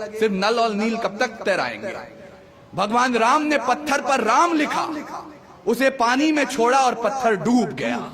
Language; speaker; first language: Hindi; native; Hindi